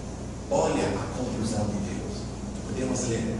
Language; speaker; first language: Portuguese; non-native, fluent; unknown